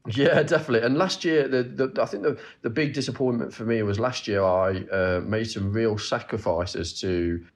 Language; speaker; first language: English; native; English